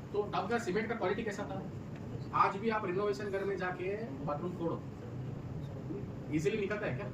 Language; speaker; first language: Hindi; non-native, local second language; Kannada